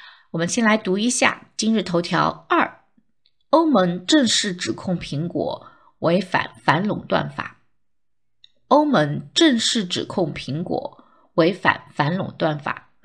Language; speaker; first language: Chinese; native; Chinese